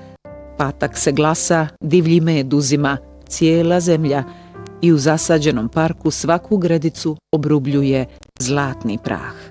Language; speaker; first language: Bosnian; native; Bosnian